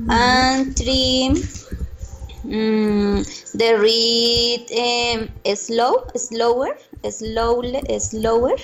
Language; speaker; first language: English; non-native, learner; Spanish